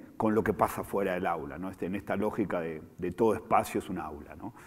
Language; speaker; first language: Spanish; native; Spanish